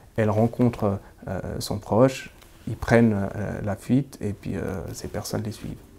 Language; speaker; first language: French; native; French